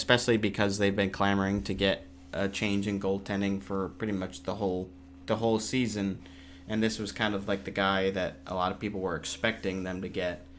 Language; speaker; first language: English; native; English